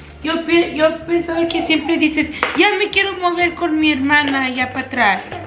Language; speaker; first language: Spanish; early bilingual, heritage; Spanish